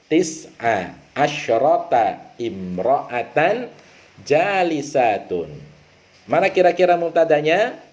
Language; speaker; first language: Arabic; non-native, fluent; Indonesian